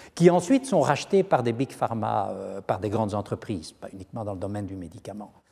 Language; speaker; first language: French; native; French